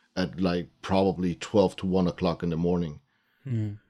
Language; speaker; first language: English; early bilingual, other home language; German